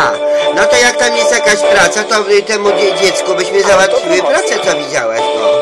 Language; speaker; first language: Polish; native; Polish